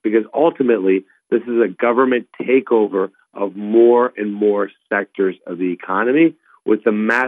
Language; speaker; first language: English; non-native, fluent; Spanish